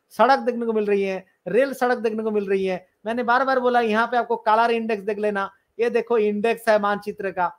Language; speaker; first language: Hindi; non-native, local second language; Bangla